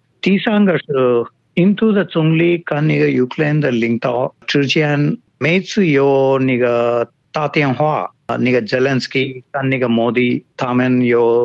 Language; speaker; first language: Chinese; non-native, fluent; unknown